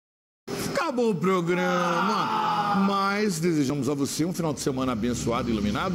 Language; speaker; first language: Portuguese; native; Portuguese